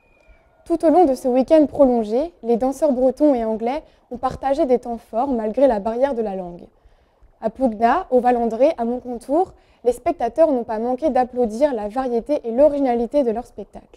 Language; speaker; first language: French; native; French